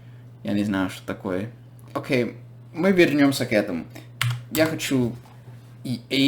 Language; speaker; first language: Russian; non-native, fluent; English